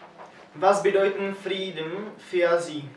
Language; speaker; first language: German; non-native, learner; Czech